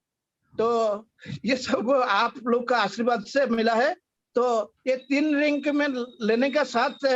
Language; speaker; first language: Hindi; non-native, local second language; Odia